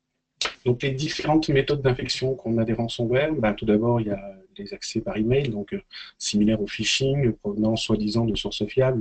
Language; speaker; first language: French; native; French